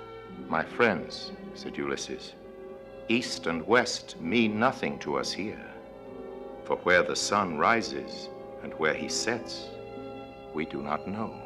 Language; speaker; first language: English; native; English